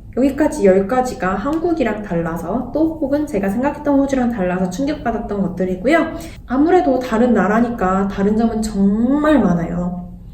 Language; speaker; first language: Korean; native; Korean